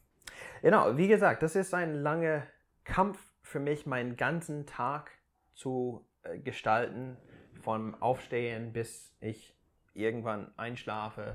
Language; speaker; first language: German; non-native, fluent; English